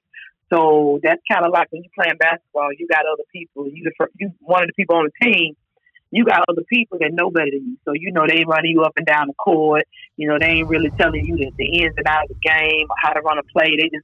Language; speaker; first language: English; native; English